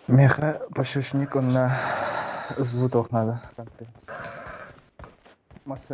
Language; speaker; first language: Russian; non-native, local second language; Yakut